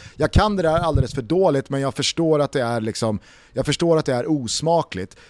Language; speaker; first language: Swedish; native; Swedish